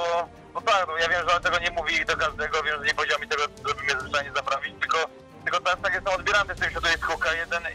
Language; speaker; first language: Polish; native; Polish